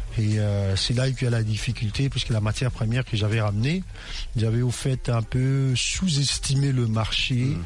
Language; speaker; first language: French; non-native, local second language; Lingala